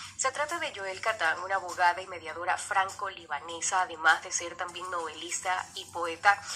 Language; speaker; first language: Spanish; native; Spanish